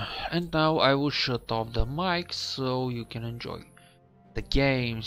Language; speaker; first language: English; non-native, fluent; Bulgarian